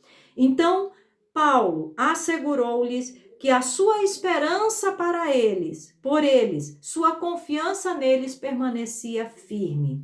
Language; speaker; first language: Portuguese; native; Portuguese